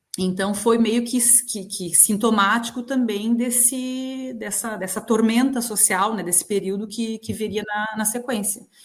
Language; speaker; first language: Portuguese; native; Portuguese